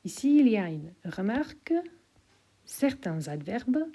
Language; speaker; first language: French; non-native, fluent; Czech